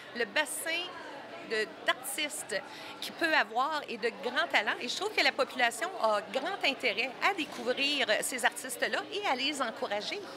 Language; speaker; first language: French; native; French